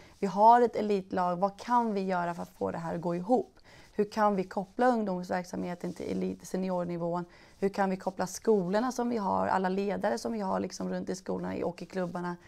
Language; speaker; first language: Swedish; early bilingual, other home language; Persian